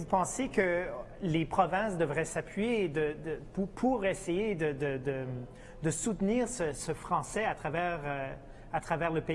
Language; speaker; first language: French; native; French